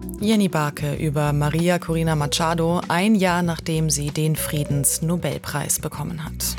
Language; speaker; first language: German; native; German